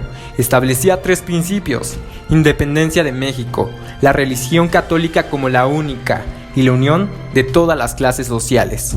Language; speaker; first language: Spanish; native; Spanish